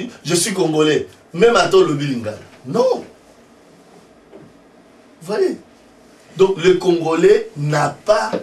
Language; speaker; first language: French; non-native, local second language; Lingala